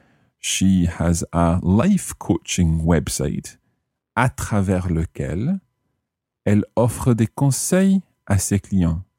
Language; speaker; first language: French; non-native, fluent; English